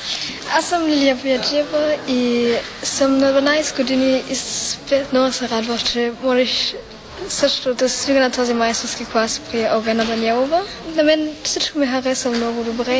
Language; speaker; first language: Bulgarian; early bilingual, heritage; Bulgarian